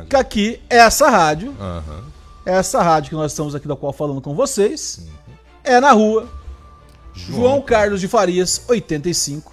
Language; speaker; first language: Portuguese; native; Portuguese